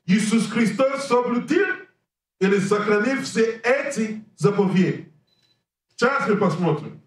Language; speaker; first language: Russian; non-native, learner; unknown